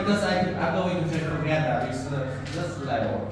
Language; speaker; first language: English; non-native, learner; Vietnamese